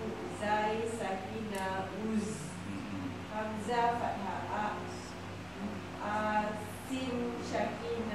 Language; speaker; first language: Arabic; non-native, learner; Malay